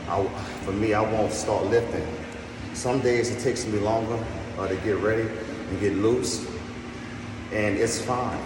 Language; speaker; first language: English; native; English